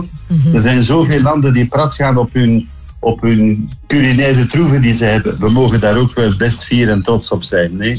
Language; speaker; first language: Dutch; native; Dutch